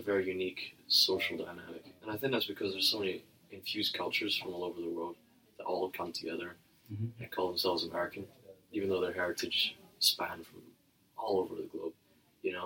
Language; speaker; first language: English; native; English